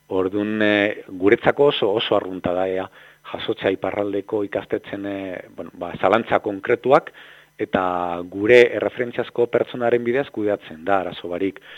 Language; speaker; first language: Basque; native; Basque